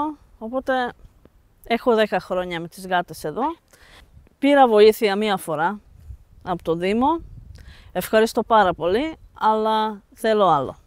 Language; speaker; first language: Greek; non-native, fluent; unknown